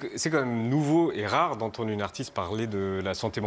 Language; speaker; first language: French; native; French